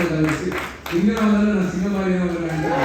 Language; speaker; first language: Tamil; non-native, local second language; Telugu